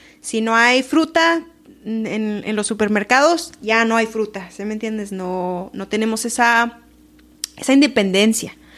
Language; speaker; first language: Spanish; early bilingual, heritage; Spanish